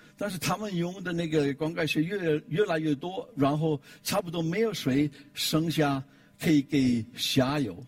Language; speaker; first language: Chinese; non-native, fluent; German